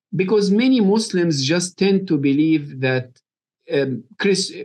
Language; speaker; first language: English; non-native, fluent; Arabic